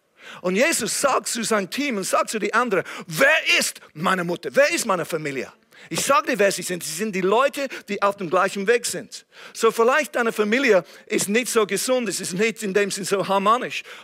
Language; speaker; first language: German; non-native, fluent; English